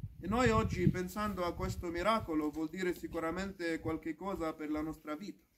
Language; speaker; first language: Italian; non-native, fluent; Arabic